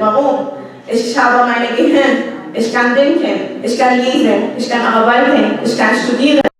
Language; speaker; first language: German; non-native, learner; Arabic